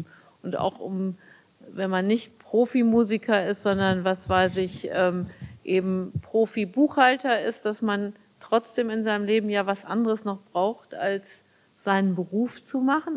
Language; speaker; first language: German; native; German